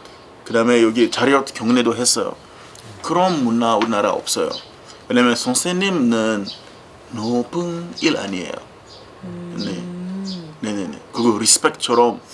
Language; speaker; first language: Korean; non-native, learner; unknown